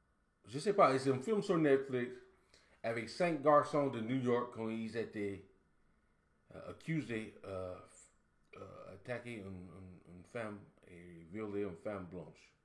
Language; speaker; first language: French; non-native, learner; English